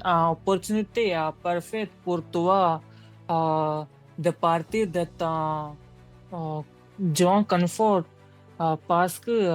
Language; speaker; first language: French; non-native, learner; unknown